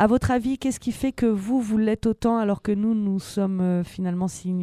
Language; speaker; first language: French; native; French